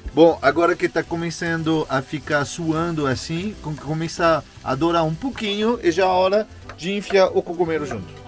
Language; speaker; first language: Portuguese; non-native, fluent; French